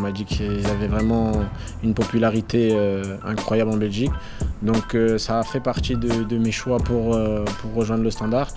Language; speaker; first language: French; early bilingual, other home language; Arabic